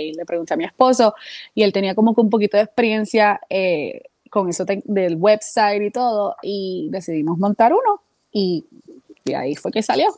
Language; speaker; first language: Spanish; native; Spanish